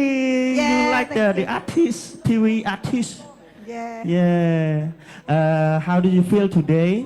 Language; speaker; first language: English; non-native, learner; Khmer